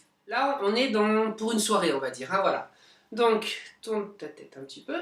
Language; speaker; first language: French; native; French